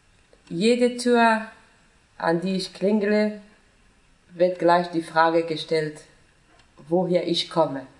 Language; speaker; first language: German; non-native, fluent; Persian